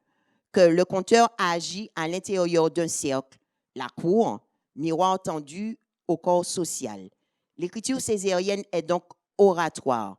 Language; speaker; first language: French; native; French